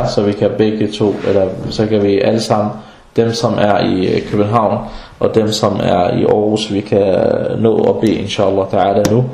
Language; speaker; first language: Danish; early bilingual, other home language; Arabic